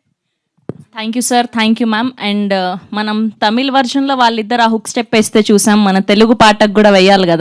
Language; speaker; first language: Telugu; native; Telugu